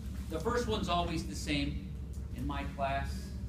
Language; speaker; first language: English; native; English